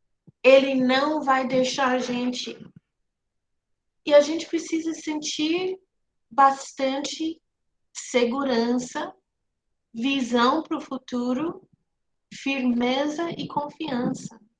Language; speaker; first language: Portuguese; non-native, fluent; English